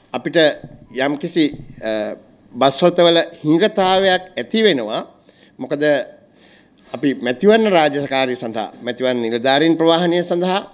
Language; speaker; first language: Sinhala; native; Sinhala